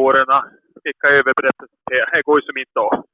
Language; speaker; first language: Swedish; native; Swedish